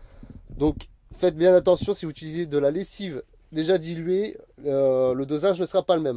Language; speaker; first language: French; native; French